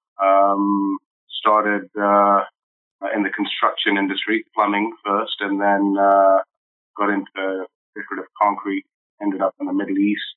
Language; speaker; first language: English; native; English